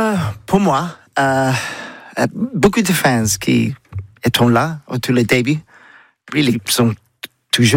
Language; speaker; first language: French; non-native, learner; English